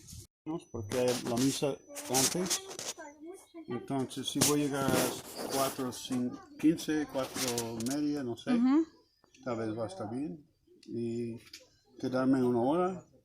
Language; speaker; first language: Spanish; non-native, learner; English